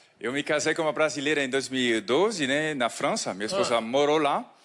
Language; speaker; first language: Portuguese; non-native, fluent; French